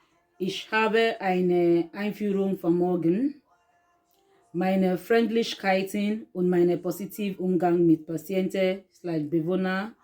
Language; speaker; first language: German; non-native, learner; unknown